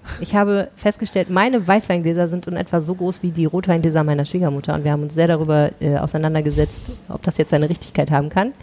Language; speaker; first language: German; native; German